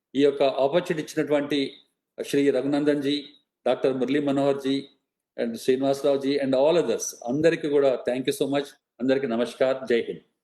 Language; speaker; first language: Telugu; native; Telugu